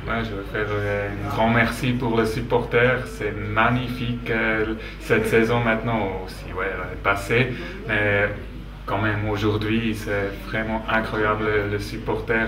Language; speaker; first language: French; non-native, local second language; German